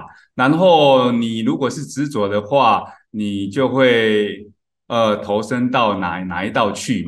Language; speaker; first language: Chinese; native; Chinese